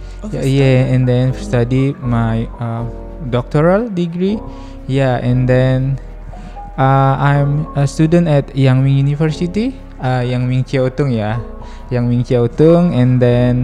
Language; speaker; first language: English; non-native, learner; Indonesian